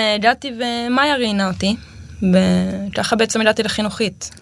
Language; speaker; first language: Hebrew; native; Hebrew